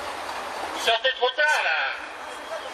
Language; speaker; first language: French; native; French